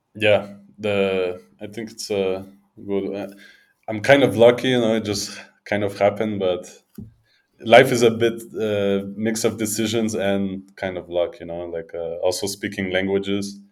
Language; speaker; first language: English; native; English